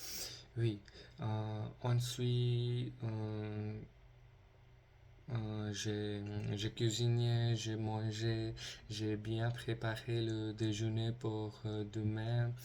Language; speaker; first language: French; non-native, learner; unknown